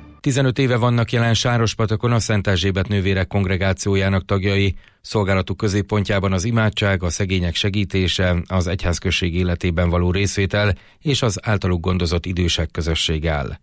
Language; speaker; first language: Hungarian; native; Hungarian